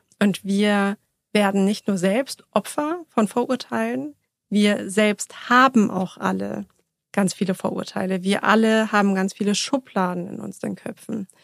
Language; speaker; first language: German; early bilingual, other home language; Persian